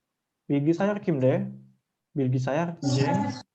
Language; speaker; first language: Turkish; non-native, fluent; Indonesian